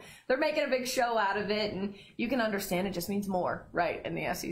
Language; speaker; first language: English; native; English